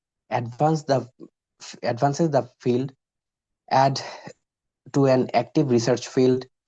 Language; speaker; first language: English; non-native, local second language; Bangla